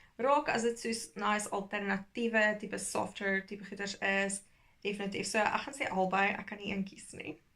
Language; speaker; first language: Afrikaans; early bilingual, heritage; Afrikaans